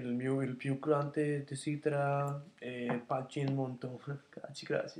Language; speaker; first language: Italian; non-native, learner; Danish